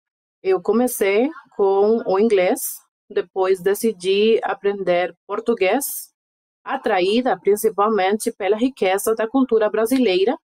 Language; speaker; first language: Portuguese; non-native, fluent; Spanish